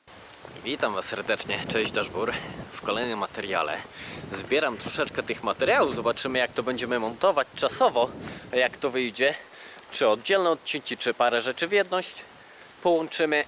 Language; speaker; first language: Polish; native; Polish